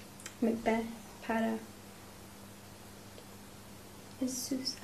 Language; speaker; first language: Spanish; non-native, learner; English